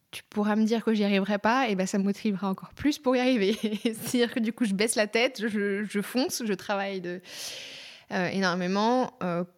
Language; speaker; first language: French; native; French